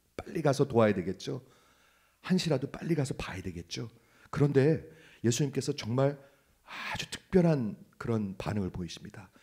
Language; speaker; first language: Korean; native; Korean